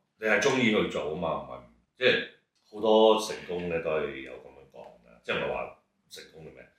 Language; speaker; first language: Cantonese; native; Cantonese